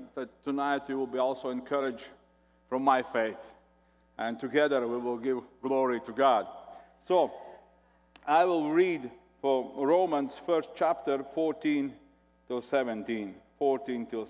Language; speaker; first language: English; non-native, fluent; Latvian